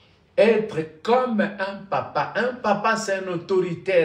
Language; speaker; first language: French; non-native, local second language; Lingala